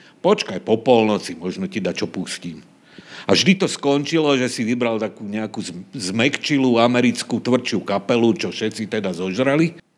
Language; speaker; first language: Slovak; native; Slovak